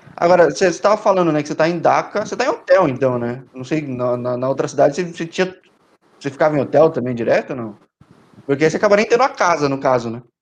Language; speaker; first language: Portuguese; native; Portuguese